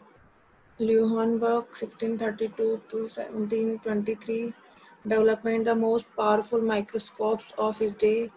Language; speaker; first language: English; non-native, local second language; Hindi